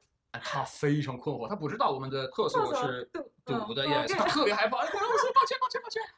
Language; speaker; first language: Chinese; early bilingual, heritage; English